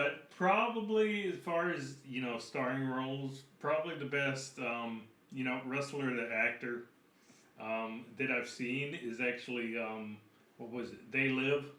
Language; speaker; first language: English; native; English